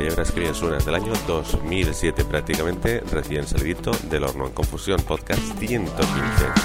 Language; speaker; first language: Spanish; native; Spanish